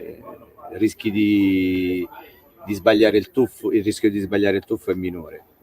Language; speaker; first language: Italian; native; Italian